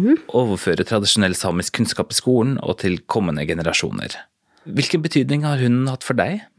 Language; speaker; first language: Norwegian; native; Norwegian